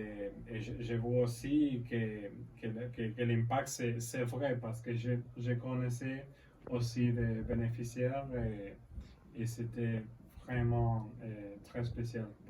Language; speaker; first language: French; non-native, learner; Spanish